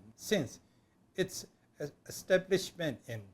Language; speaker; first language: English; non-native, local second language; Burmese